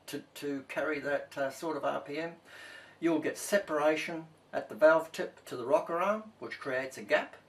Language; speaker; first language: English; native; English